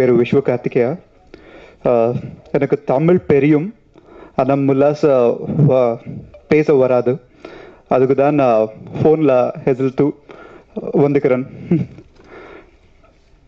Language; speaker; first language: Tamil; non-native, learner; Telugu